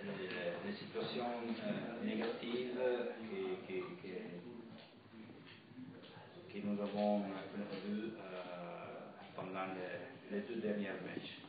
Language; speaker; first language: French; non-native, fluent; Italian